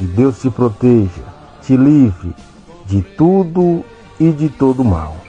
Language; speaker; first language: Portuguese; native; Portuguese